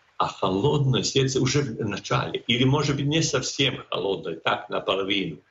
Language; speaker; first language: Russian; non-native, fluent; Croatian